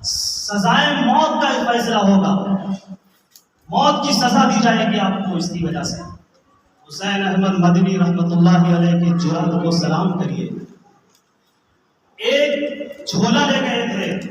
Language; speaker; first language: Urdu; native; Urdu